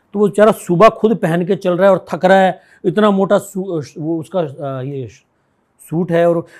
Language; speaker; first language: Hindi; native; Hindi